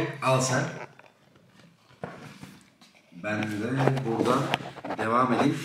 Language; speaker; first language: Turkish; native; Turkish